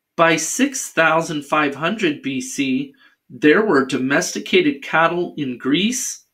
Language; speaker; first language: English; native; English